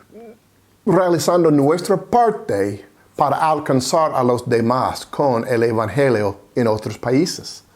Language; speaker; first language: Spanish; non-native, fluent; English